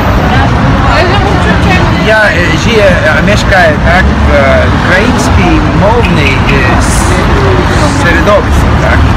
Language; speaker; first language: Ukrainian; non-native, learner; English